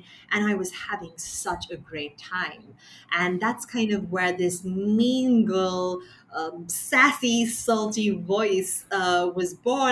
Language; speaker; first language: English; non-native, local second language; Sinhala